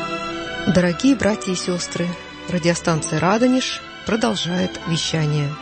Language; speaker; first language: Russian; native; Russian